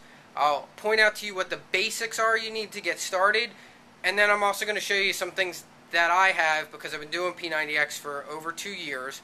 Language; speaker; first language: English; native; English